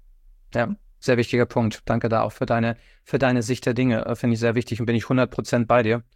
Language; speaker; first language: German; native; German